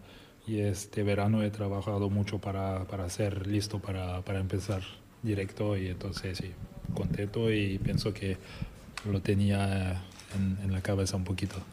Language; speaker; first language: Spanish; non-native, fluent; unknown